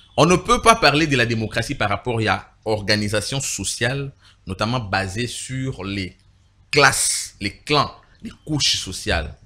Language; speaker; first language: French; non-native, local second language; Lingala